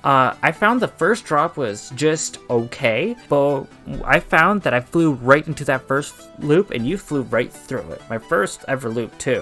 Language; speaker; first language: English; native; English